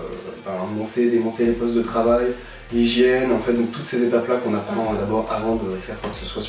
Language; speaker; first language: French; native; French